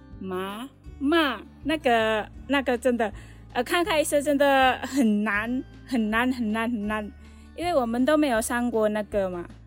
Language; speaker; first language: Chinese; non-native, learner; Indonesian